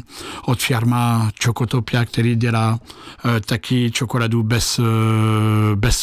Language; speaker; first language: Czech; non-native, fluent; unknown